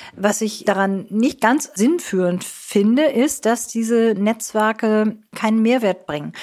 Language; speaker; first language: German; native; German